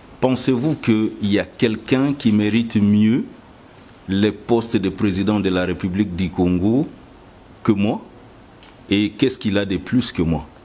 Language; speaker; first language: French; non-native, local second language; Lingala